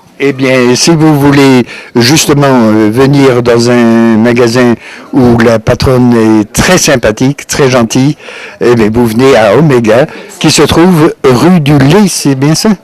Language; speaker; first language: French; native; French